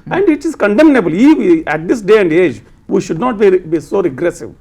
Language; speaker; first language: English; non-native, local second language; Kannada